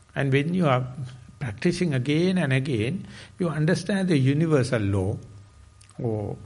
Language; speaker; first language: English; non-native, fluent; Sinhala